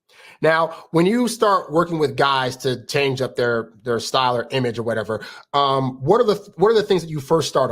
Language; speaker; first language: English; native; English